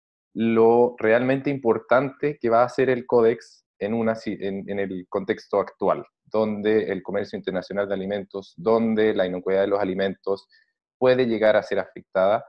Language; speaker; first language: Spanish; native; Spanish